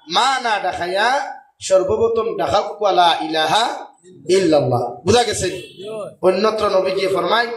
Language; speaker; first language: Bangla; non-native, local second language; Sylheti